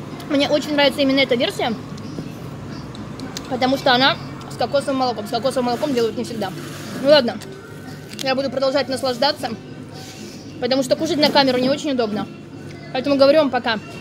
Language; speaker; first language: Russian; native; Russian